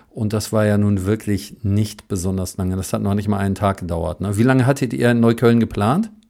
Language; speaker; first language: German; native; German